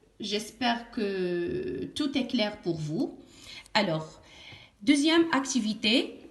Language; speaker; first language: French; non-native, local second language; Arabic